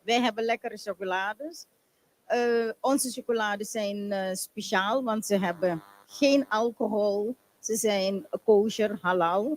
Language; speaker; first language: Dutch; non-native, local second language; Papiamento